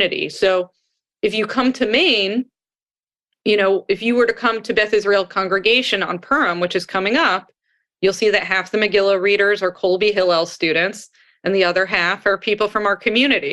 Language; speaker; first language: English; native; English